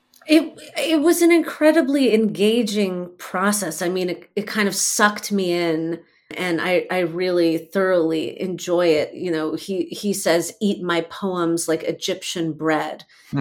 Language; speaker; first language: English; early bilingual, other home language; Persian